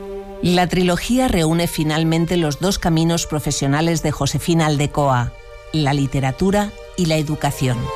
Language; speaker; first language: Spanish; native; Spanish